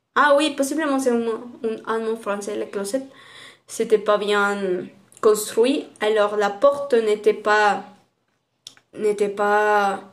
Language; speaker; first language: French; non-native, fluent; Spanish